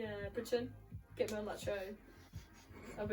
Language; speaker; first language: English; native; English